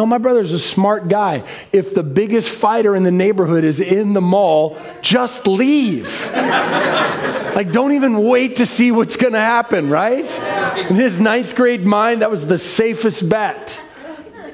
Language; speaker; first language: English; native; English